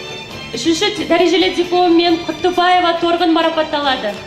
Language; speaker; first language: Kazakh; native; Kazakh